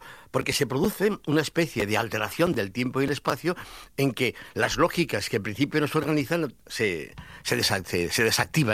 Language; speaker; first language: Spanish; native; Spanish